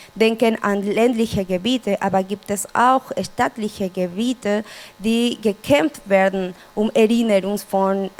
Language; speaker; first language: German; non-native, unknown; Spanish